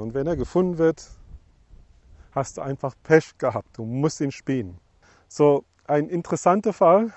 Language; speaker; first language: German; non-native, fluent; English